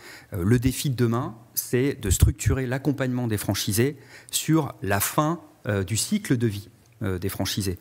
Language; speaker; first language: French; native; French